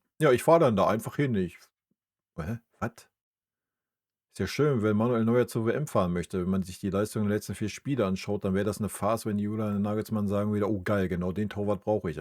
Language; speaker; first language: German; native; German